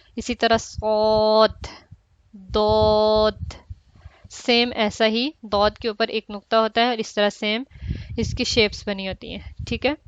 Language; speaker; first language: Urdu; native; Urdu